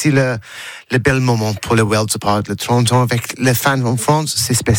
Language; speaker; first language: French; non-native, learner; English